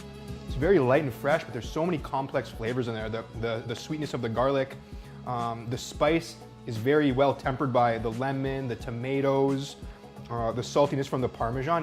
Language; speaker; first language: English; native; English